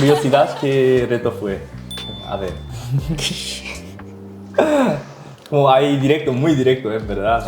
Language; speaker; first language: Spanish; non-native, learner; Korean